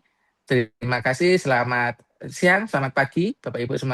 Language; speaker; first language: Indonesian; native; Indonesian